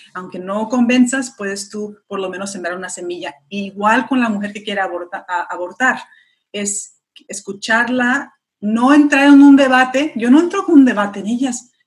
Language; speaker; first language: Spanish; early bilingual, heritage; Spanish